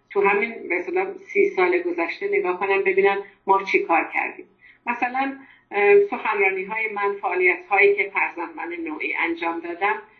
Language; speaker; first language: Persian; non-native, local second language; Azerbaijani